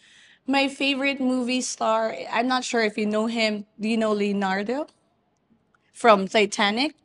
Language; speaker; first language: English; non-native, fluent; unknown